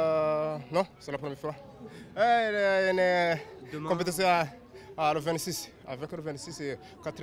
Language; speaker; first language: French; non-native, learner; Kinyarwanda